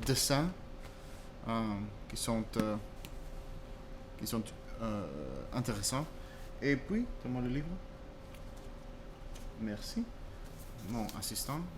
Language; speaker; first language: French; non-native, fluent; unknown